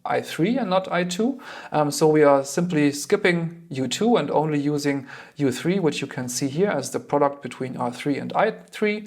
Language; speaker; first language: English; non-native, fluent; German